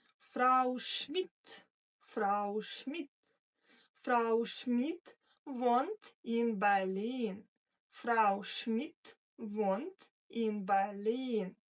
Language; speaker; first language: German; non-native, fluent; Ukrainian